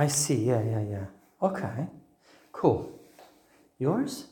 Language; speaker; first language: English; non-native, fluent; Turkish